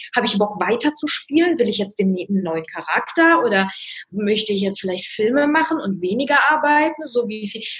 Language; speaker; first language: German; early bilingual, other home language; Russian